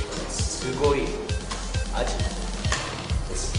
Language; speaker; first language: Japanese; non-native, fluent; Korean